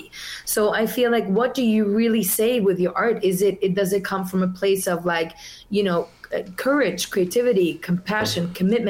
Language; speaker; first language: English; non-native, fluent; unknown